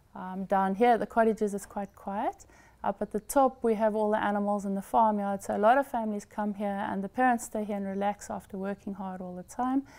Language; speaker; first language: English; native; English